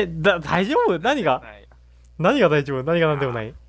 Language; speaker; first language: Japanese; native; Japanese